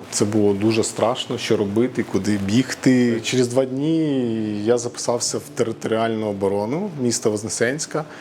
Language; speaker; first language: Ukrainian; native; Ukrainian